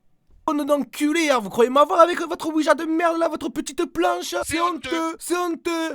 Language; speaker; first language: French; native; French